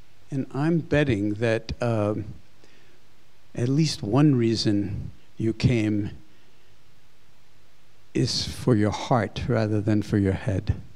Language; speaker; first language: English; native; English